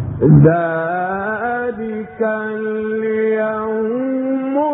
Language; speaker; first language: Arabic; native; Arabic